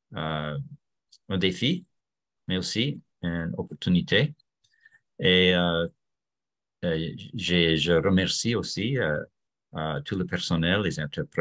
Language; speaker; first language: French; non-native, fluent; English